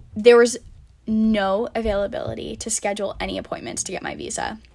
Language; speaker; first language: English; native; English